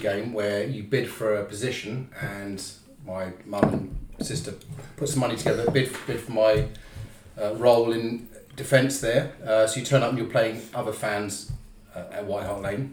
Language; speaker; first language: English; native; English